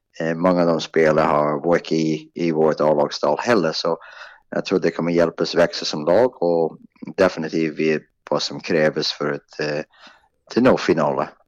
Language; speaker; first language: Norwegian; non-native, fluent; Swedish